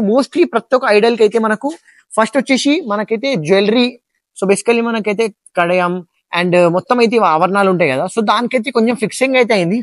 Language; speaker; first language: Telugu; non-native, local second language; Hindi